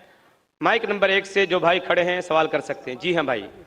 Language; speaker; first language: Hindi; native; Hindi